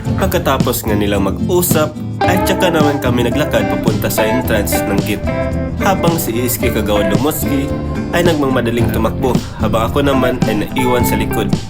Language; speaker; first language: Filipino; non-native, local second language; Cebuano